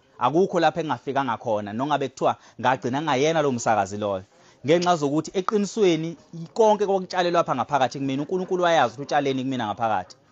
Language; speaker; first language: Zulu; native; Zulu